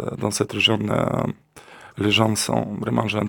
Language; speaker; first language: French; non-native, learner; Russian